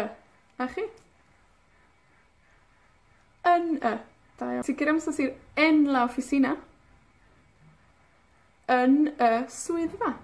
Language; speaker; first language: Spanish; non-native, fluent; Welsh